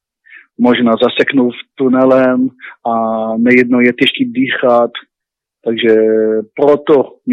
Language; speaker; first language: Czech; non-native, learner; Hebrew